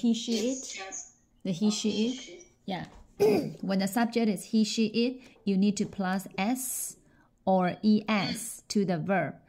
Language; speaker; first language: English; non-native, fluent; Chinese